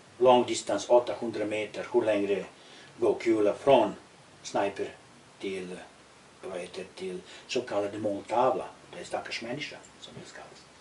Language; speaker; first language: Swedish; non-native, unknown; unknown